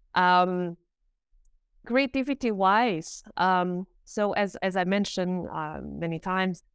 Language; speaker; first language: English; non-native, fluent; Portuguese